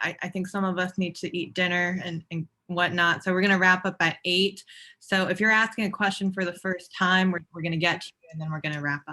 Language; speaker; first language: English; native; English